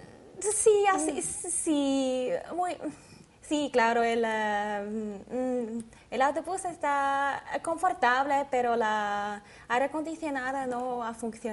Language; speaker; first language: Spanish; non-native, learner; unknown